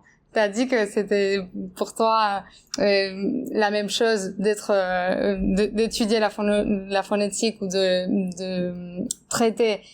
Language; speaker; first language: French; non-native, fluent; Spanish